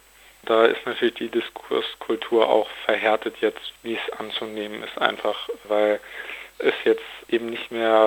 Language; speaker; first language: German; native; German